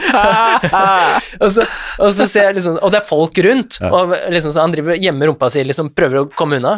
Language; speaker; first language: Norwegian; native; Norwegian